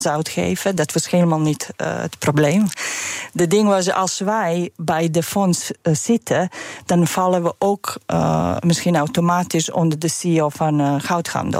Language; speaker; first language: Dutch; non-native, fluent; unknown